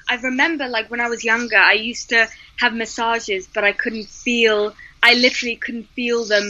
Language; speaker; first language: English; native; English